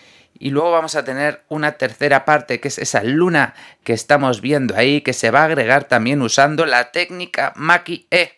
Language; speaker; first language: Spanish; native; Spanish